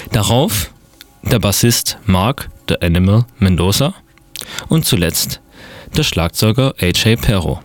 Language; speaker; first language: German; native; German